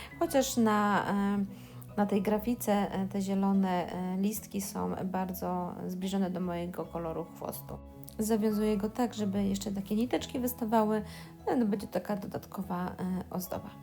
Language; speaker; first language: Polish; native; Polish